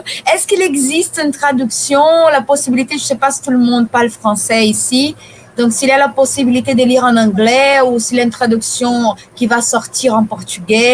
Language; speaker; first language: French; non-native, fluent; Portuguese